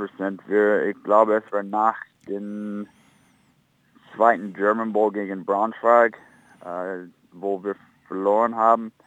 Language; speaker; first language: German; non-native, fluent; English